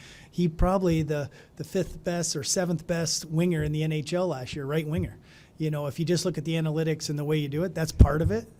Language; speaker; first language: English; native; English